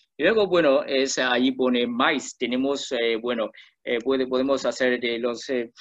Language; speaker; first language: Spanish; non-native, learner; Burmese